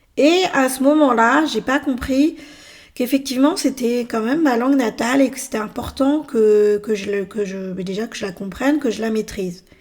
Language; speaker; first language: French; native; French